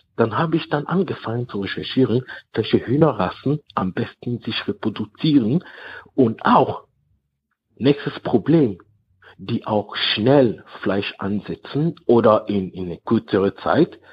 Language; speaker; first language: German; non-native, fluent; French